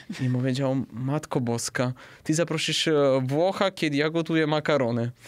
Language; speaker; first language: Polish; non-native, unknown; Italian